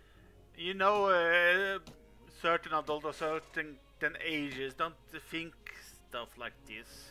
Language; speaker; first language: English; non-native, fluent; Swedish